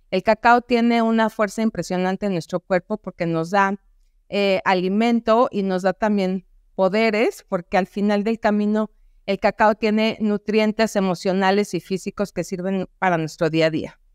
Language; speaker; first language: Spanish; native; Spanish